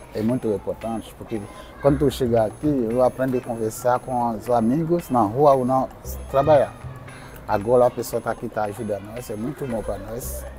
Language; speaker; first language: Portuguese; non-native, learner; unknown